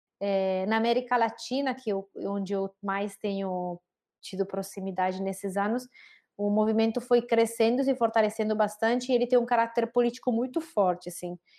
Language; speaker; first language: Portuguese; non-native, fluent; Italian